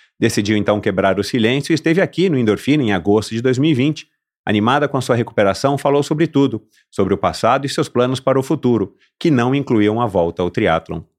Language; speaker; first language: Portuguese; native; Portuguese